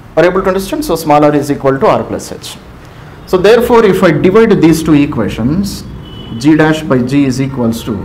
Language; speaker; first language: English; non-native, local second language; Telugu